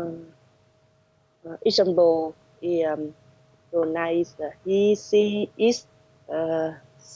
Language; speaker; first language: English; non-native, learner; Vietnamese